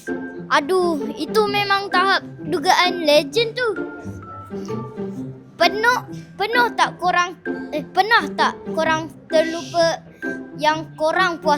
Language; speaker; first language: Malay; native; Malay